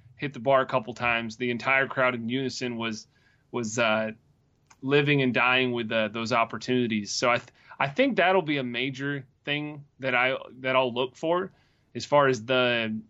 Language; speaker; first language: English; native; English